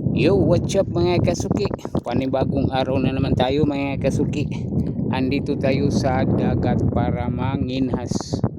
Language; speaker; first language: Filipino; non-native, local second language; Cebuano